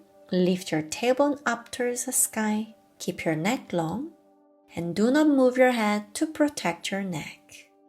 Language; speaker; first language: English; non-native, fluent; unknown